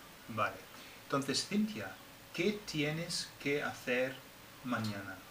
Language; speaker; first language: Spanish; non-native, fluent; English